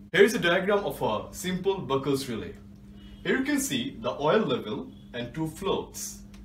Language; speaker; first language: English; non-native, local second language; Bangla